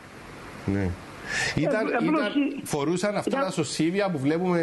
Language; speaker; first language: Greek; native; Greek